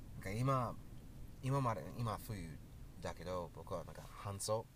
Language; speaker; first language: Japanese; non-native, learner; English